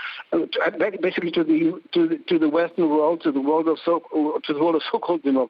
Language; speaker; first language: English; non-native, fluent; Russian